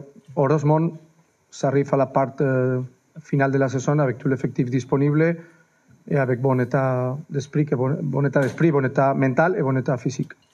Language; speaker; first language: French; non-native, fluent; Spanish